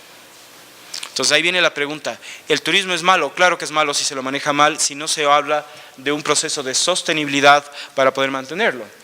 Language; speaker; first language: Spanish; native; Spanish